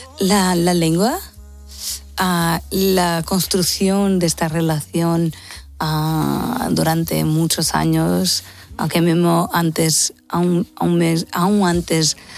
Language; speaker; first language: Spanish; non-native, fluent; Portuguese